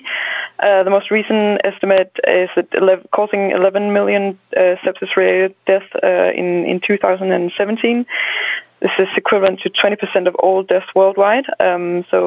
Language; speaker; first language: English; non-native, fluent; Danish